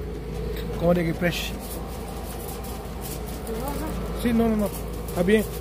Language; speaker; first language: Spanish; non-native, learner; Sinhala